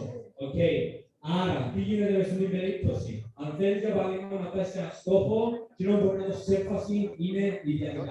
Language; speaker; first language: Greek; native; Greek